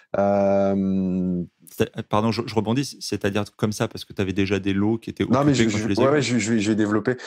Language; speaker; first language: French; native; French